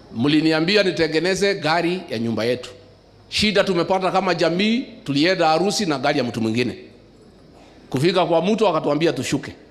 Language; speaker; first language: Swahili; non-native, local second language; Kikuyu